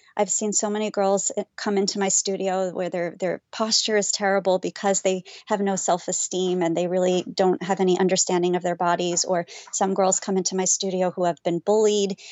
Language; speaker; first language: English; native; English